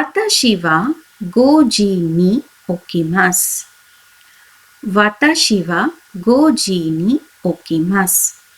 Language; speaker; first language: Japanese; non-native, fluent; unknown